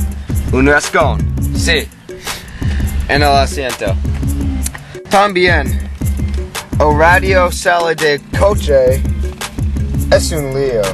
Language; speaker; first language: Spanish; non-native, learner; English